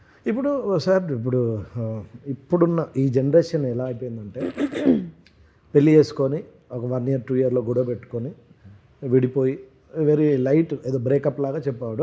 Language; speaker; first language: Telugu; native; Telugu